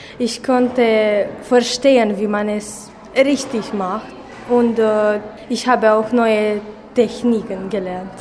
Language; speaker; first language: German; non-native, local second language; Romanian